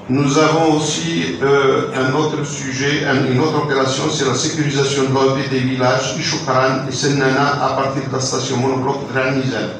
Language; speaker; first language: French; non-native, local second language; Arabic